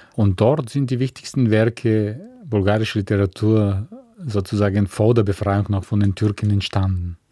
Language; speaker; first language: German; non-native, fluent; Bulgarian